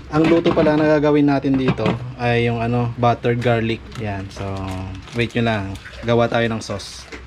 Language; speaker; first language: Filipino; non-native, local second language; Iloko